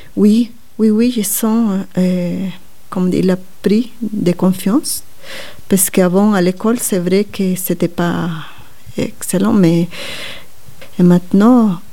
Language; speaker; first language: French; non-native, fluent; Spanish